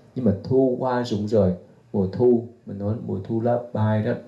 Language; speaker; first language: Vietnamese; native; Vietnamese